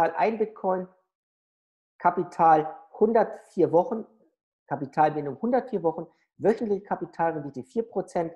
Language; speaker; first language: German; native; German